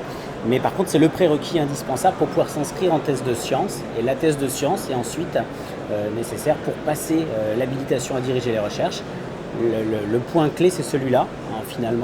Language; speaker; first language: French; native; French